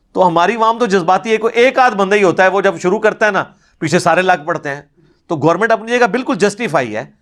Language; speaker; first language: Urdu; non-native, local second language; Punjabi